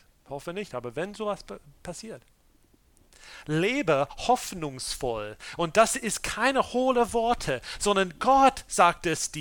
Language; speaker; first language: German; non-native, fluent; English